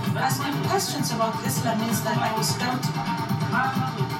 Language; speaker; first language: English; non-native, fluent; Somali